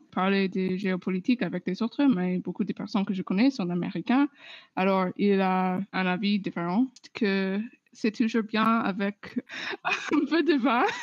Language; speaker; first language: French; non-native, learner; English